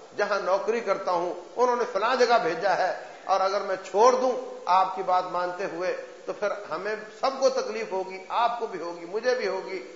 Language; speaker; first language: Urdu; native; Urdu